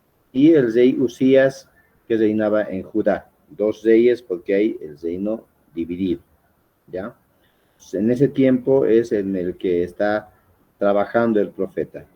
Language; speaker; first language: Spanish; native; Spanish